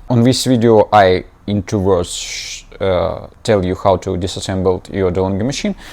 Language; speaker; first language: English; non-native, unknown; Ukrainian